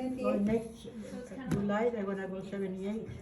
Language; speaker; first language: English; non-native, fluent; Chinese